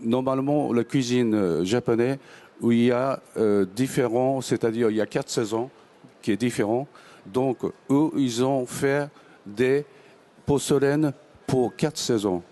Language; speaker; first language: French; non-native, fluent; Japanese